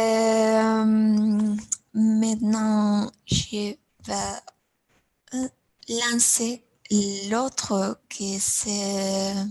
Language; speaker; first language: French; non-native, fluent; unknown